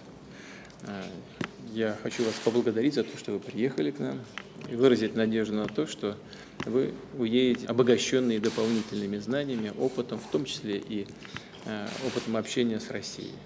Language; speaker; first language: Russian; native; Russian